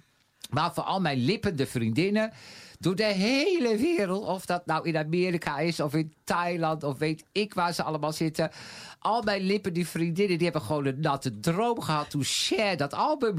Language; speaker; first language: Dutch; native; Dutch